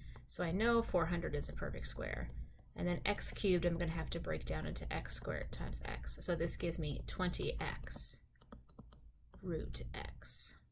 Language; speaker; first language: English; native; English